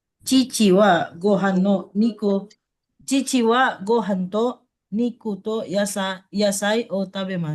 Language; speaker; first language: Japanese; non-native, learner; Indonesian